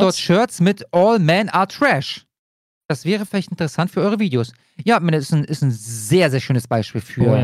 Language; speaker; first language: German; native; German